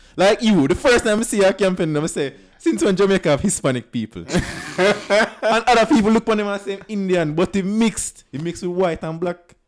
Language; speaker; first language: English; non-native, local second language; Jamaican Creole English